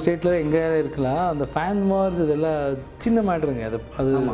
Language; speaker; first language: Tamil; non-native, learner; Kannada